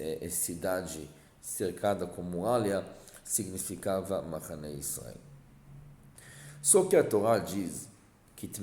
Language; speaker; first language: Portuguese; non-native, fluent; Hebrew